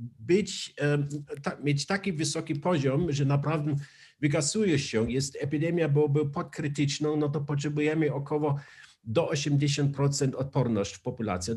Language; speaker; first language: Polish; non-native, learner; German